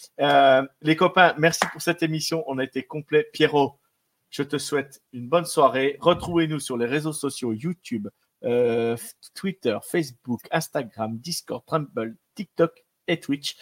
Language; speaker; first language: French; native; French